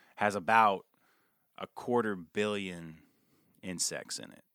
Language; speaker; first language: English; native; English